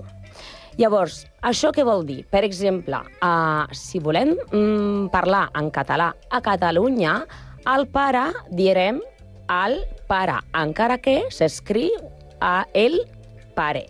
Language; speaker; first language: Catalan; non-native, learner; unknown